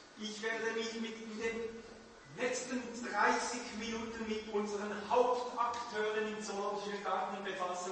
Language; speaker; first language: German; non-native, local second language; French